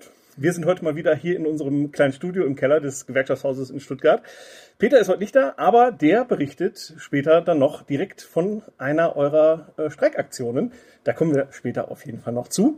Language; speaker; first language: German; native; German